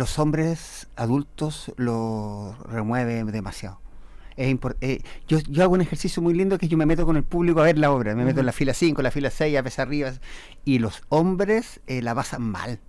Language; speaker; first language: Spanish; native; Spanish